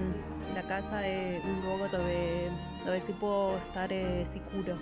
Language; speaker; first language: Italian; non-native, fluent; Spanish